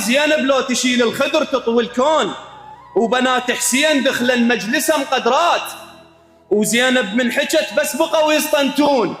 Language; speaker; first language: Arabic; native; Arabic